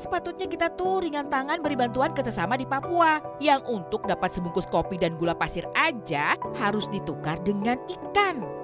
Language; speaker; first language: Indonesian; native; Indonesian